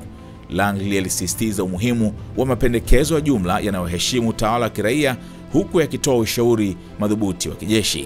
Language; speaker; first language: Swahili; native; Swahili